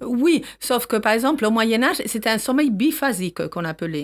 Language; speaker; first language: French; non-native, fluent; Spanish